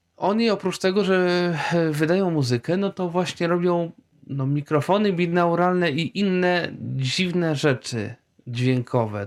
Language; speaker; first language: Polish; native; Polish